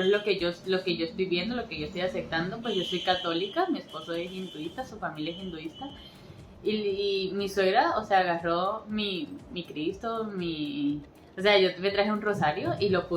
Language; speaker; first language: Spanish; native; Spanish